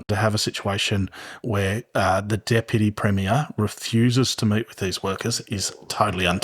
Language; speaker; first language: English; native; English